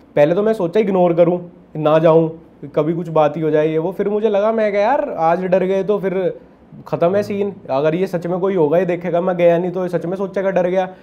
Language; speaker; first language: Hindi; native; Hindi